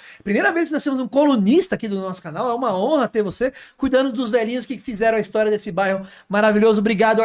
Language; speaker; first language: Portuguese; native; Portuguese